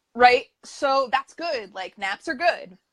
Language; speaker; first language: English; native; English